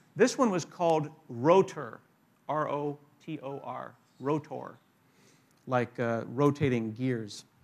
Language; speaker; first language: English; native; English